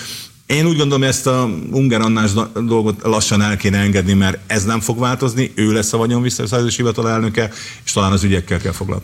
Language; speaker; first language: Hungarian; native; Hungarian